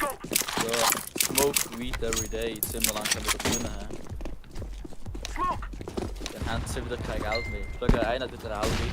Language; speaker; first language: German; native; German